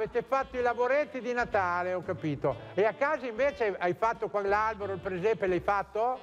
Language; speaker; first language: Italian; native; Italian